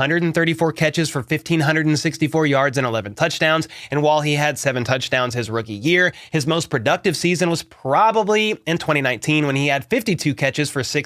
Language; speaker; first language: English; native; English